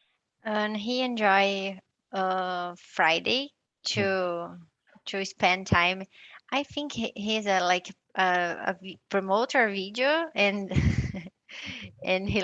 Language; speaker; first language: English; non-native, learner; Portuguese